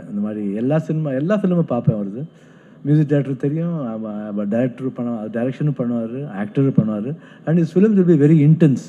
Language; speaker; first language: Tamil; non-native, fluent; Kannada